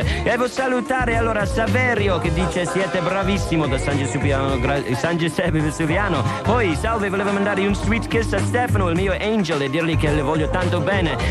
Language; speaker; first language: Italian; non-native, fluent; English